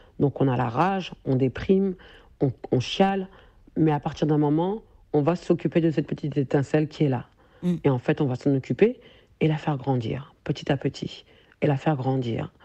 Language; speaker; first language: French; early bilingual, other home language; Soninke